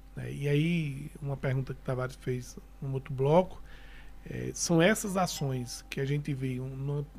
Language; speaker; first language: Portuguese; native; Portuguese